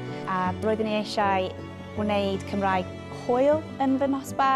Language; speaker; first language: Welsh; non-native, local second language; English